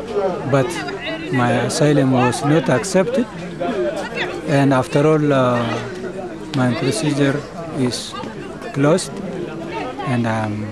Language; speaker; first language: English; non-native, learner; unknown